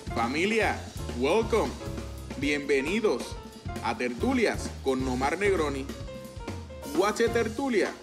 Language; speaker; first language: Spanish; early bilingual, other home language; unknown